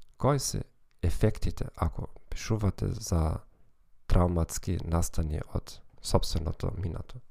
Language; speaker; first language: Macedonian; non-native, learner; German